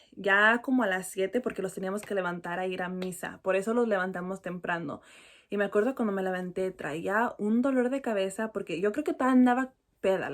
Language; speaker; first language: Spanish; early bilingual, heritage; Spanish